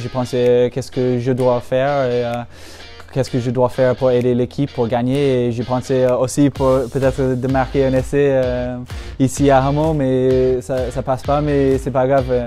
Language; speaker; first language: French; non-native, fluent; English